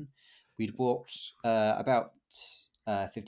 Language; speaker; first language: English; native; English